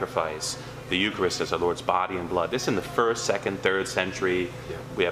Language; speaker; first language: English; native; English